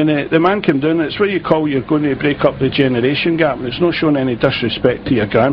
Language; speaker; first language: English; native; English